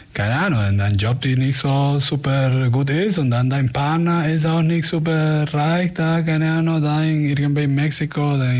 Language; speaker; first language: German; non-native, fluent; Spanish